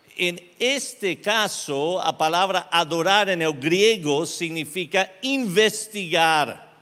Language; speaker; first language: Portuguese; non-native, learner; Spanish